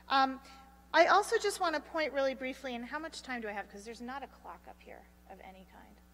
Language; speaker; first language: English; native; English